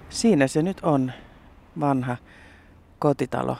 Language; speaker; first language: Finnish; early bilingual, heritage; Finnish